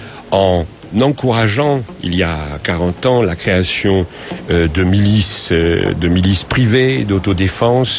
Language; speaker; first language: French; native; French